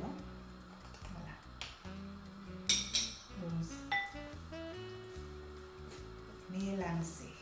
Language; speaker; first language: French; non-native, learner; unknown